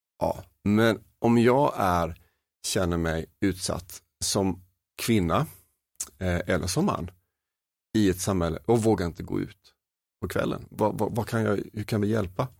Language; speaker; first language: Swedish; native; Swedish